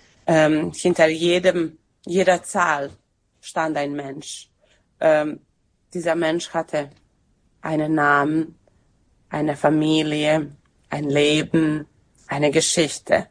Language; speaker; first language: German; non-native, fluent; Serbian